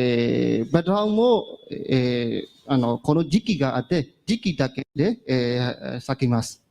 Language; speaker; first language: Japanese; non-native, learner; Burmese